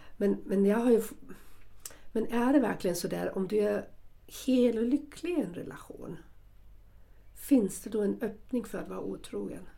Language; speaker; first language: Swedish; non-native, fluent; German